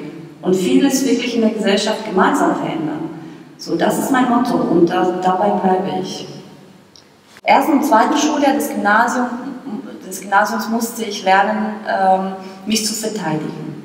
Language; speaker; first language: German; non-native, fluent; Bosnian